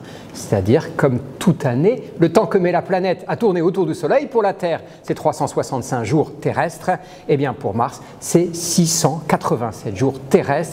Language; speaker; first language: French; native; French